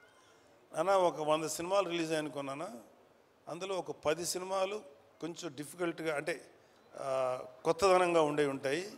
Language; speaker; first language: Telugu; native; Telugu